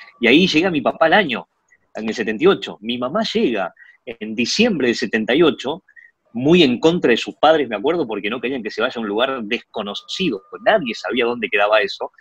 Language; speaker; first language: Spanish; early bilingual, other home language; Chinese